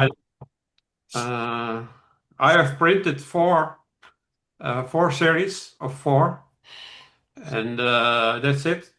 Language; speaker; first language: English; non-native, fluent; Dutch